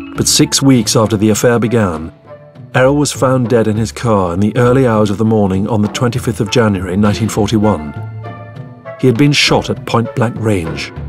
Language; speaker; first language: English; native; English